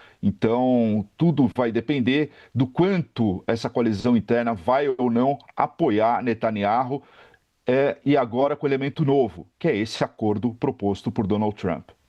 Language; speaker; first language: Portuguese; native; Portuguese